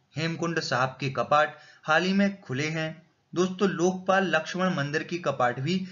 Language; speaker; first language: Hindi; native; Hindi